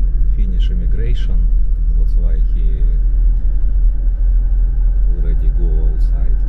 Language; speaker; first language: English; non-native, learner; Russian